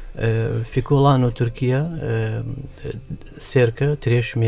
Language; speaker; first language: Portuguese; non-native, fluent; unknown